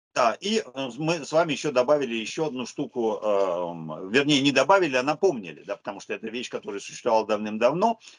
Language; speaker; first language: Russian; native; Russian